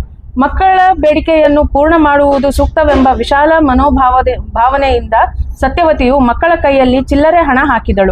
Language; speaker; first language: Kannada; native; Kannada